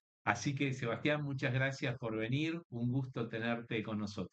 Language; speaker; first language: Spanish; native; Spanish